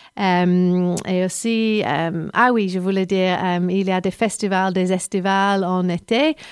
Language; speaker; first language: French; non-native, fluent; English